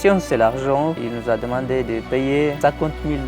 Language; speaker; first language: French; non-native, learner; Tigrinya